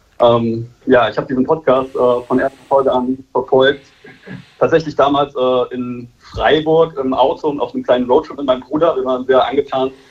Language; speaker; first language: German; native; German